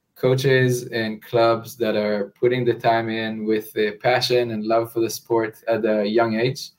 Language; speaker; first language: English; non-native, fluent; Hebrew